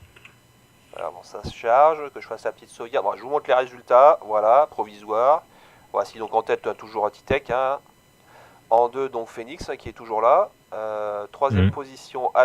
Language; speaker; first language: French; native; French